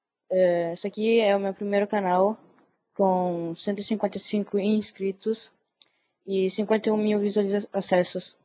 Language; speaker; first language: Portuguese; early bilingual, other home language; Italian